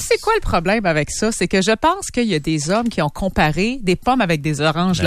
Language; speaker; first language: French; native; French